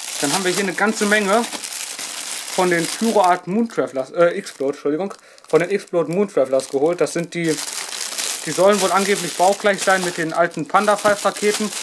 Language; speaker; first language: German; native; German